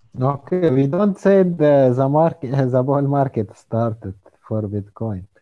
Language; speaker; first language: English; non-native, learner; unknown